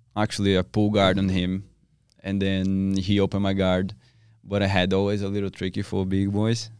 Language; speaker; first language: English; non-native, learner; Portuguese